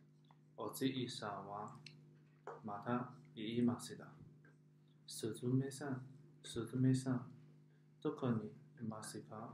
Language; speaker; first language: Japanese; non-native, learner; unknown